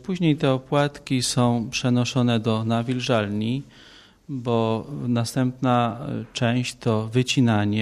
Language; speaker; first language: Polish; native; Polish